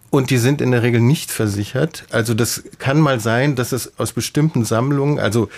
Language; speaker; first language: German; native; German